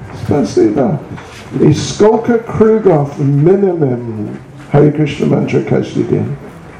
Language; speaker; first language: Russian; non-native, learner; English